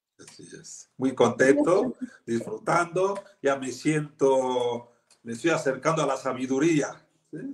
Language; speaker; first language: Spanish; non-native, fluent; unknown